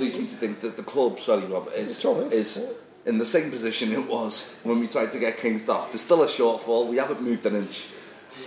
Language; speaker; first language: English; native; English